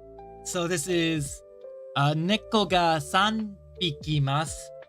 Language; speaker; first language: Japanese; non-native, learner; English